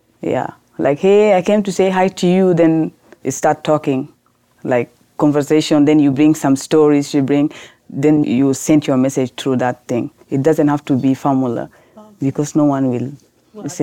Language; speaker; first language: English; non-native, fluent; Arabic